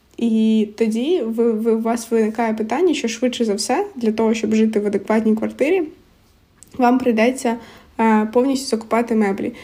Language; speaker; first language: Ukrainian; non-native, local second language; Russian